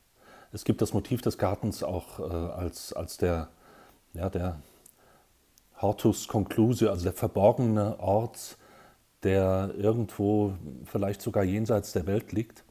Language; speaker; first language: German; native; German